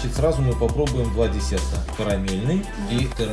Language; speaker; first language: Russian; native; Russian